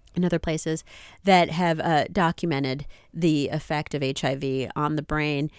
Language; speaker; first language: English; native; English